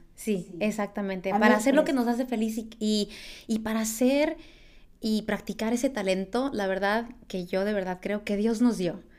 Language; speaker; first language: Spanish; early bilingual, heritage; Spanish